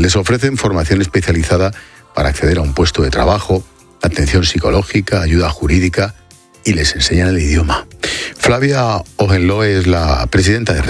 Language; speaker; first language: Spanish; native; Spanish